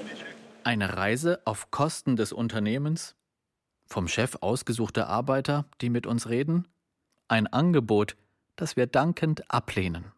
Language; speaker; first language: German; native; German